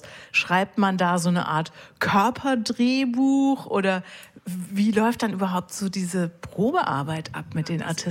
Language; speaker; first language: German; native; German